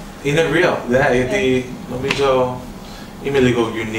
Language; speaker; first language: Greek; early bilingual, heritage; English